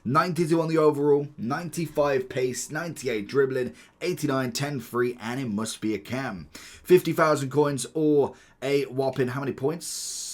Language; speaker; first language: English; native; English